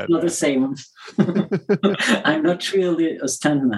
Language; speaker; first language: English; non-native, learner; French